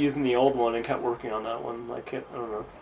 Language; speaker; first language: English; native; English